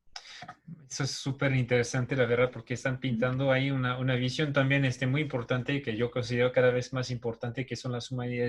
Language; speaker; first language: Spanish; native; Spanish